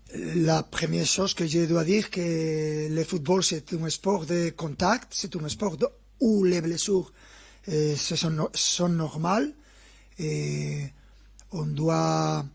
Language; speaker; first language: French; non-native, fluent; Spanish